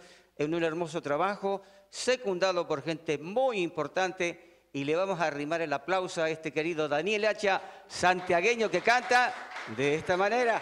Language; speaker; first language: Spanish; native; Spanish